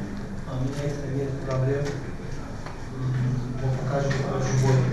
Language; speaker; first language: Russian; non-native, learner; Azerbaijani